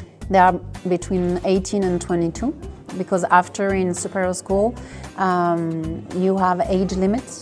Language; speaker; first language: English; non-native, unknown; French